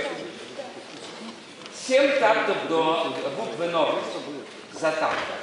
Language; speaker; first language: Russian; native; Russian